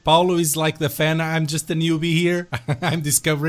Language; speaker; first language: English; non-native, fluent; Portuguese